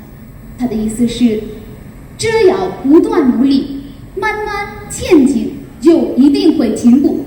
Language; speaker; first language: Chinese; non-native, learner; Hindi